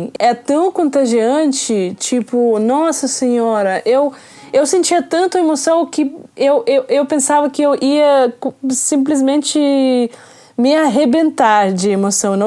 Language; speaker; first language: Portuguese; non-native, fluent; Russian